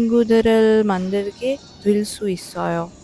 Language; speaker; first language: Korean; non-native, fluent; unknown